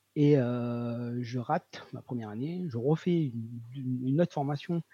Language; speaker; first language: French; native; French